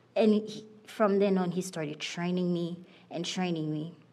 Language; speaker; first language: English; non-native, fluent; Haitian Creole